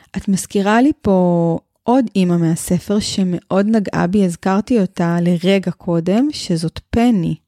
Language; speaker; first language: Hebrew; native; Hebrew